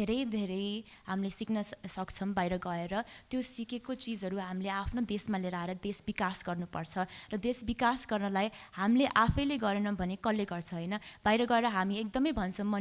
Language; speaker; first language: Nepali; early bilingual, heritage; Nepali